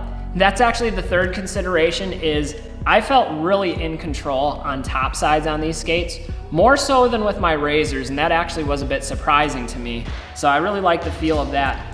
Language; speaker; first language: English; native; English